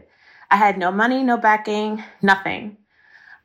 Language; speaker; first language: English; native; English